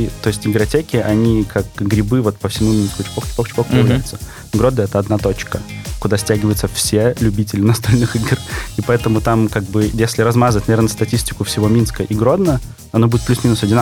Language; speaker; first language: Russian; native; Russian